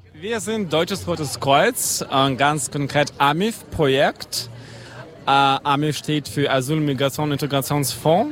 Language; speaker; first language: German; non-native, fluent; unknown